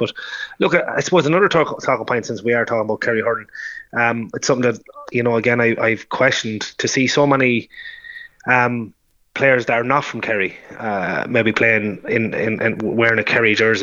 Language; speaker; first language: English; native; English